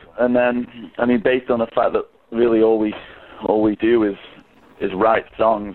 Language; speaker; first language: English; native; English